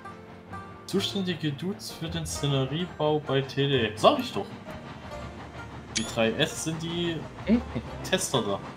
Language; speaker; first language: German; native; German